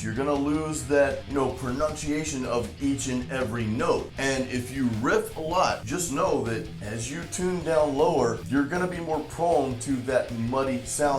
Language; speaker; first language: English; native; English